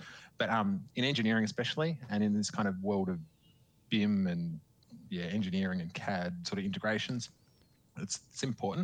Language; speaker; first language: English; native; English